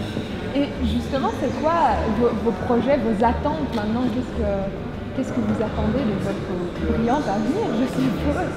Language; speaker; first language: French; native; French